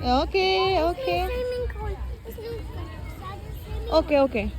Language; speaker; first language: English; non-native, local second language; Bangla